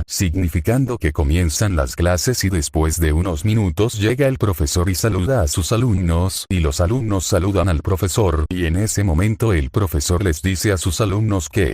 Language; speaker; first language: Spanish; native; Spanish